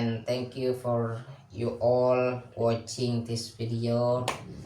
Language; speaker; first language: English; non-native, learner; Indonesian